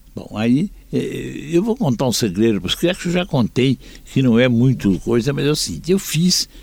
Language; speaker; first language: Portuguese; native; Portuguese